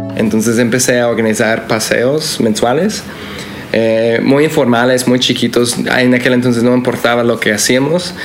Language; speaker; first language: Spanish; non-native, fluent; English